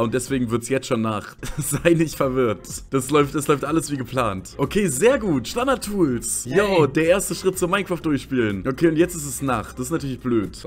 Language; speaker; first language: German; native; German